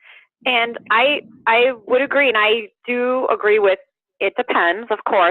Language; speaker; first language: English; native; English